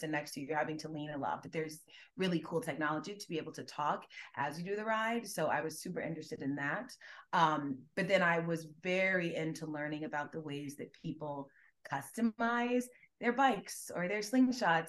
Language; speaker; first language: English; native; English